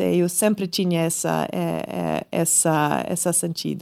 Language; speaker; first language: Portuguese; non-native, learner; Swedish